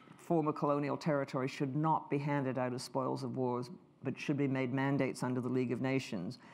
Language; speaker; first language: English; native; English